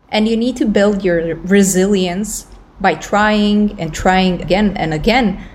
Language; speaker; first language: English; non-native, fluent; Romanian